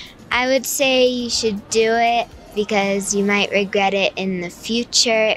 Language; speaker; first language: English; native; English